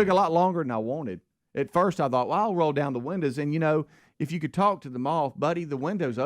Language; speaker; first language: English; native; English